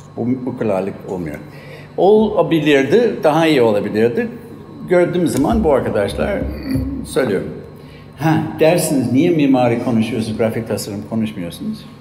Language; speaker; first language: Turkish; non-native, fluent; English